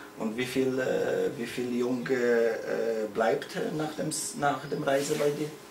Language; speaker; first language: German; non-native, learner; Polish